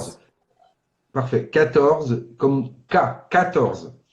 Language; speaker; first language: French; non-native, fluent; Portuguese